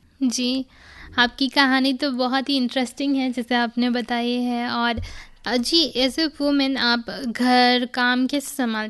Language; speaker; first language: Hindi; native; Hindi